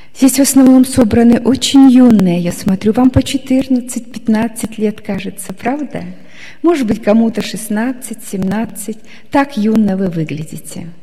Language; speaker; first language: Russian; native; Russian